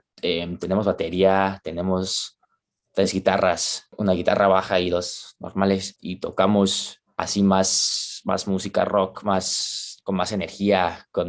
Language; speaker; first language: Spanish; early bilingual, heritage; Spanish